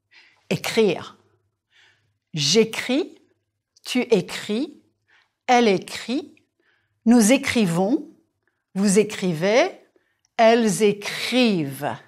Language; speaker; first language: French; non-native, fluent; English